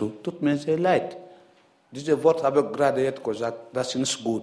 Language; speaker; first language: German; non-native, learner; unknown